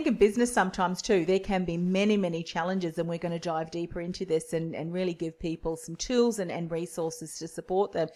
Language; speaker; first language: English; native; English